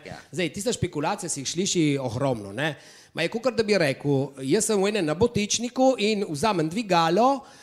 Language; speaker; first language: Slovenian; native; Slovenian